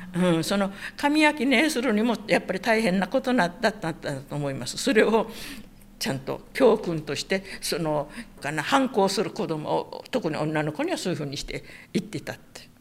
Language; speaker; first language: Japanese; native; Japanese